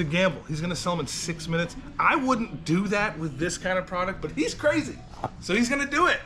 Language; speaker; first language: English; native; English